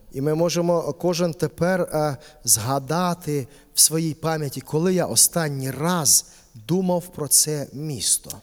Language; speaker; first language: Ukrainian; native; Ukrainian